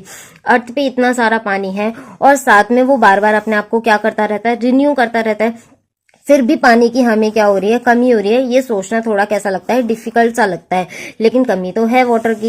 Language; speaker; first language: Hindi; native; Hindi